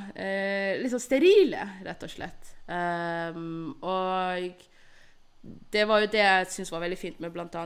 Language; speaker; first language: Norwegian; early bilingual, other home language; Somali